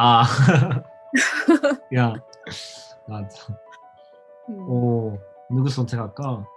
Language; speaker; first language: Korean; non-native, learner; English